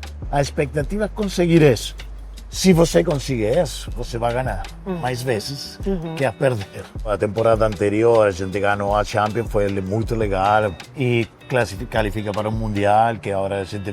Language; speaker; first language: Portuguese; non-native, fluent; Spanish